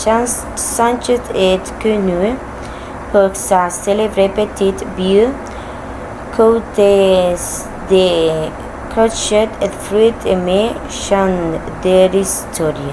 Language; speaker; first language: French; non-native, learner; Spanish